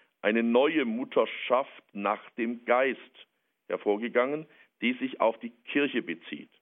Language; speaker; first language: German; native; German